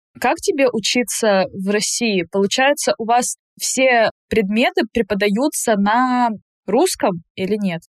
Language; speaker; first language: Russian; native; Russian